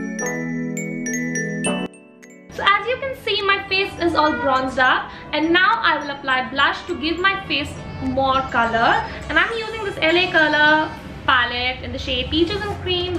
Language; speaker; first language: English; non-native, local second language; Hindi